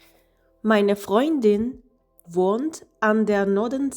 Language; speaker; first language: German; non-native, fluent; Spanish